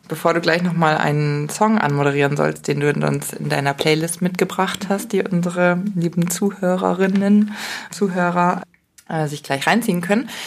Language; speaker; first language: German; native; German